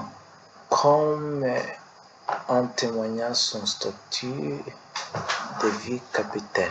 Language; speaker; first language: French; non-native, learner; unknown